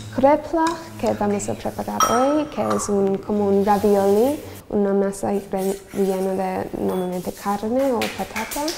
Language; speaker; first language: Spanish; non-native, learner; English